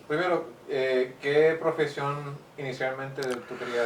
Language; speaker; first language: Spanish; early bilingual, heritage; English